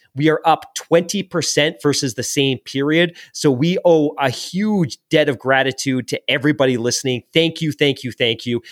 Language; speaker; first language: English; native; English